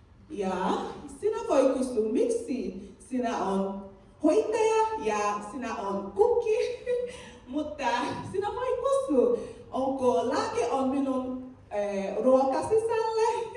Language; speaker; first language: Finnish; non-native, learner; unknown